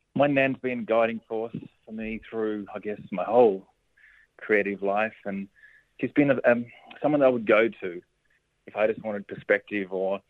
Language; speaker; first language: English; native; English